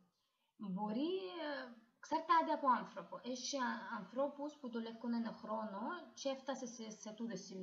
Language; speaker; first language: Greek; non-native, learner; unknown